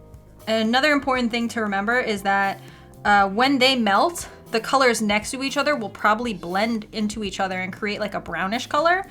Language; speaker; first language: English; native; English